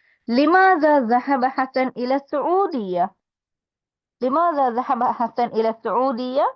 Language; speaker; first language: Arabic; non-native, fluent; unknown